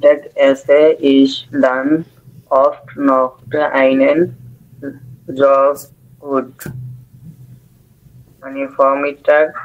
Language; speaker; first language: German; non-native, learner; Bangla